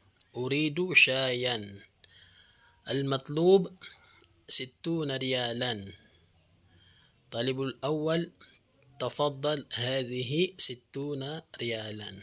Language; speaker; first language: Arabic; non-native, fluent; Filipino